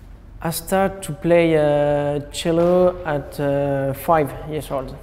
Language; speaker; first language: English; non-native, learner; French